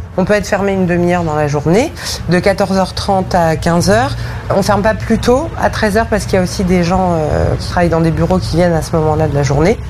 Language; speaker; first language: French; native; French